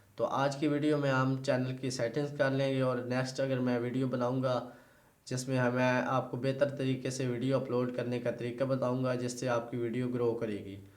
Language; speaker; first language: Urdu; non-native, local second language; Punjabi